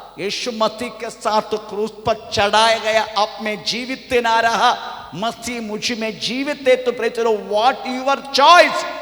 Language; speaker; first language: Hindi; non-native, local second language; Malayalam